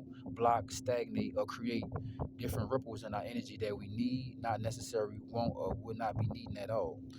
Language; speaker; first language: English; native; English